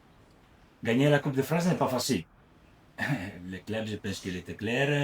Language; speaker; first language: French; non-native, learner; Italian